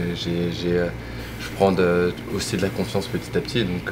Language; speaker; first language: French; native; French